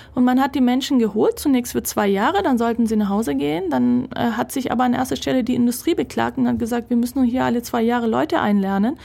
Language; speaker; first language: German; early bilingual, other home language; Turkish